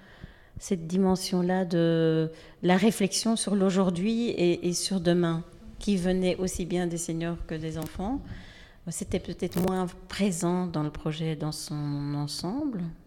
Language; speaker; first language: French; native; French